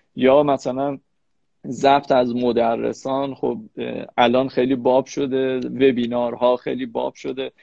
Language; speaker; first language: Persian; native; Persian